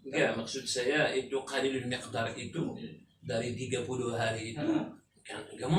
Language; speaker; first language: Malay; non-native, fluent; Arabic